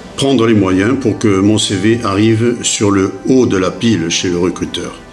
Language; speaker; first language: French; native; French